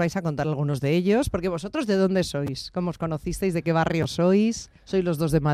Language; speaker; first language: Spanish; native; Spanish